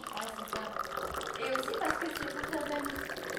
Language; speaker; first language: French; native; French